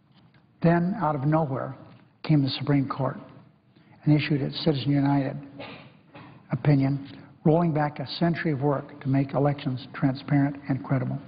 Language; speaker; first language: English; native; English